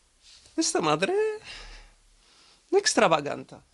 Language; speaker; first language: Spanish; non-native, learner; French